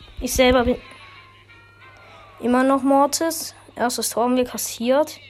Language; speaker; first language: German; native; German